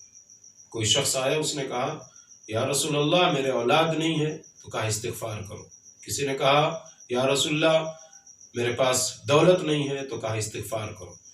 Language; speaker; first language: Urdu; native; Urdu